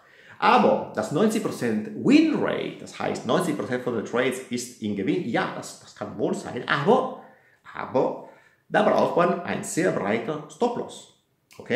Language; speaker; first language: German; non-native, fluent; Italian